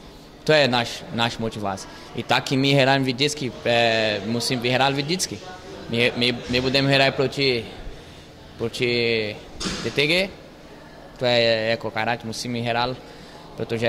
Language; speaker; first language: Czech; non-native, learner; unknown